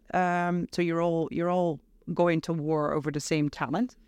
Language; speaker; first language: English; non-native, fluent; Dutch